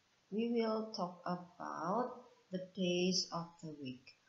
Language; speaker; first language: English; non-native, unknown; Indonesian